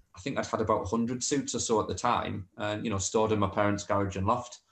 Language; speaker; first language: English; native; English